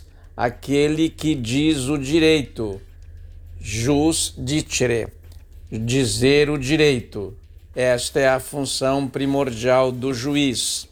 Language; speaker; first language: Portuguese; native; Portuguese